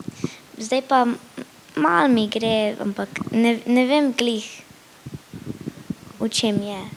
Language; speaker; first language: Slovenian; early bilingual, heritage; Slovenian